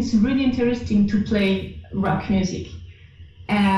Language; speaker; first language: English; non-native, fluent; French